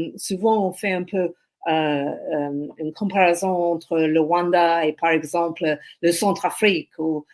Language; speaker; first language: French; non-native, fluent; English